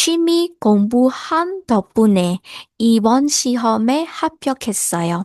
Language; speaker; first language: Korean; non-native, learner; Burmese